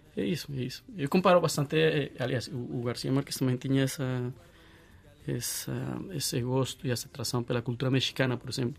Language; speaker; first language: Portuguese; non-native, fluent; Spanish